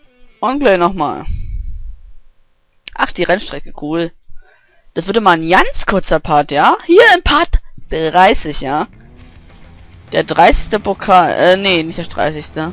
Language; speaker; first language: German; native; German